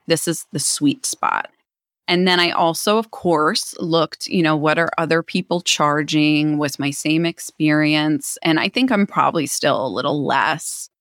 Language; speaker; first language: English; native; English